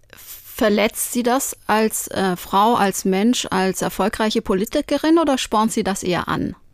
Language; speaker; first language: German; native; German